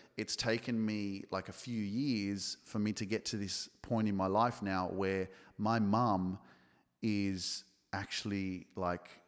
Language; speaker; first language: English; early bilingual, other home language; Polish